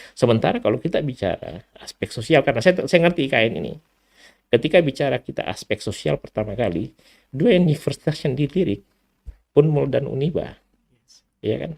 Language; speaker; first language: Indonesian; native; Indonesian